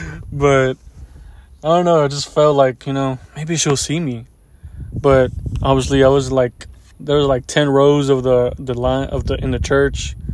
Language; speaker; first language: English; early bilingual, other home language; Spanish